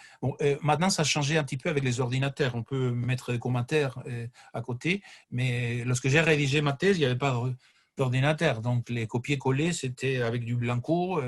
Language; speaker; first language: French; non-native, fluent; Spanish